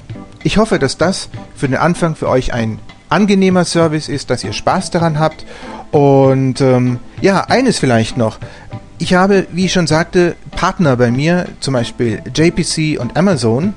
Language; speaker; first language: German; native; German